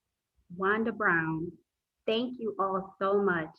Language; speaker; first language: English; native; English